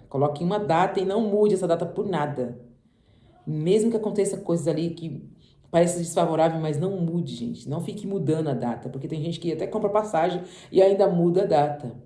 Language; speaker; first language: Portuguese; native; Portuguese